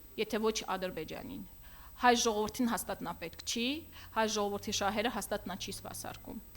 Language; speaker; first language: Armenian; native; Armenian